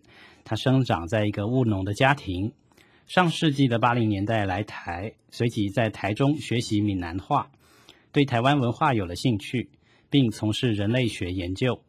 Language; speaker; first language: Chinese; native; Chinese